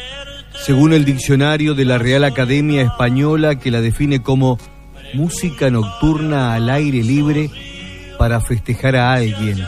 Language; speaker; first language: Spanish; native; Spanish